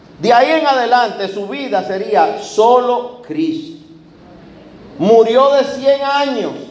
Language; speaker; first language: Spanish; native; Spanish